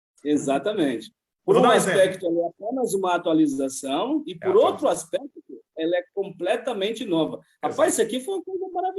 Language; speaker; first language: Portuguese; native; Portuguese